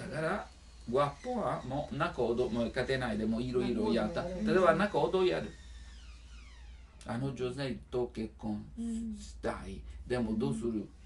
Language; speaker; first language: Japanese; non-native, learner; Italian